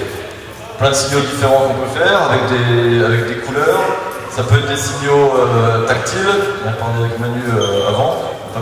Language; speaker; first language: French; native; French